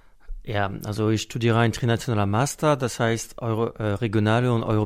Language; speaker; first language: German; non-native, fluent; French